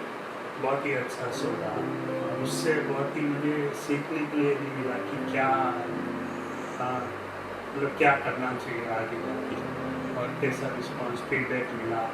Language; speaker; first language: Hindi; non-native, local second language; Gujarati